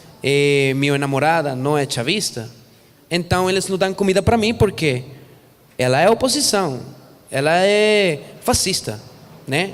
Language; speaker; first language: Portuguese; non-native, fluent; Spanish